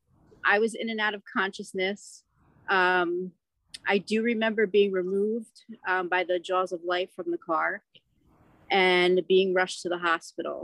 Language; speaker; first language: English; native; English